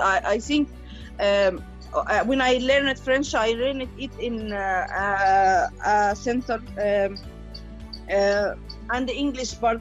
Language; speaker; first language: English; non-native, learner; Arabic